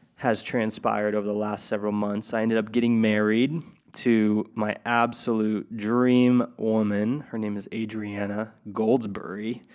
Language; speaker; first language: English; native; English